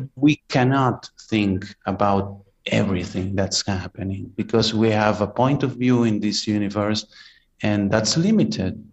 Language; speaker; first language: English; non-native, fluent; Spanish